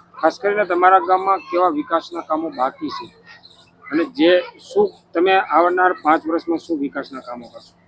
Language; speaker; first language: Gujarati; native; Gujarati